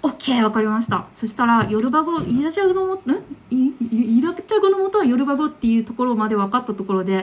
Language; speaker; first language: Japanese; native; Japanese